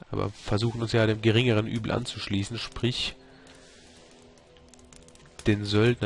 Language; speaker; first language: German; native; German